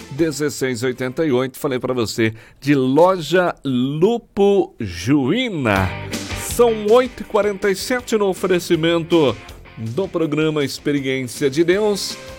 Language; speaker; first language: Portuguese; native; Portuguese